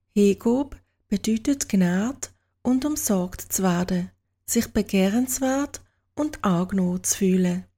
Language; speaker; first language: German; native; German